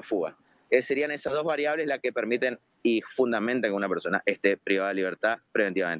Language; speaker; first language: Spanish; native; Spanish